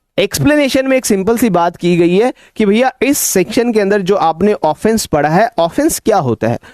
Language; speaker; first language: Hindi; native; Hindi